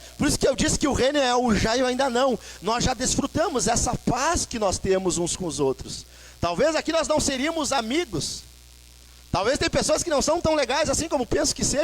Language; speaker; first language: Portuguese; native; Portuguese